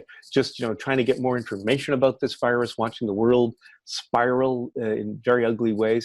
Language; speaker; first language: English; native; English